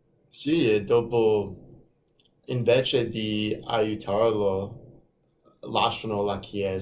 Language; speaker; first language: Italian; non-native, fluent; English